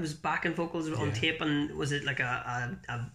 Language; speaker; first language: English; native; English